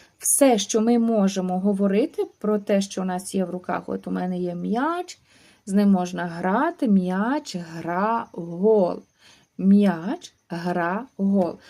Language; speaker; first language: Ukrainian; native; Ukrainian